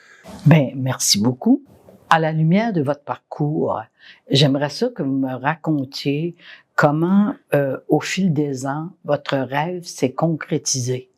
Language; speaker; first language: French; non-native, fluent; English